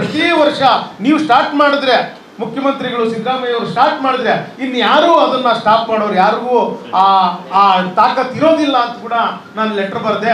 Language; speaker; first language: Kannada; native; Kannada